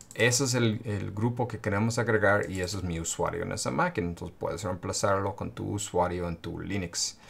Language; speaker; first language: Spanish; non-native, fluent; English